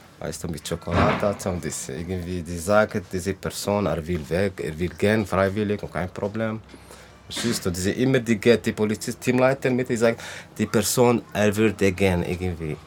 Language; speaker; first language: German; non-native, learner; Arabic